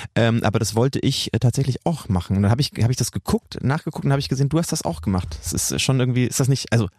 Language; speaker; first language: German; native; German